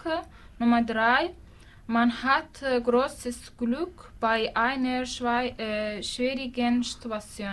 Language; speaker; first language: German; non-native, learner; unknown